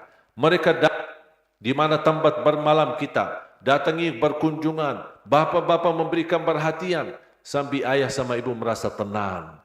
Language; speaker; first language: Indonesian; non-native, fluent; Arabic